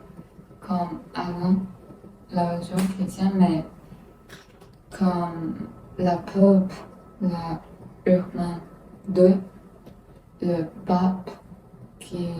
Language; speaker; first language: French; non-native, learner; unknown